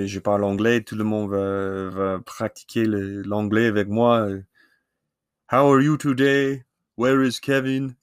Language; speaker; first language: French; non-native, learner; English